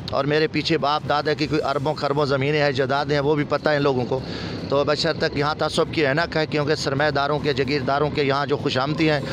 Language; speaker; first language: Urdu; non-native, local second language; Saraiki